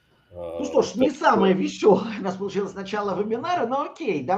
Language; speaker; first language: Russian; native; Russian